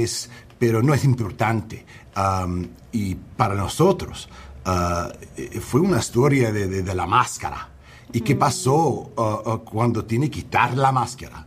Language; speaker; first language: Spanish; non-native, learner; English